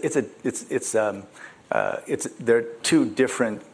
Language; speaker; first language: English; early bilingual, other home language; Korean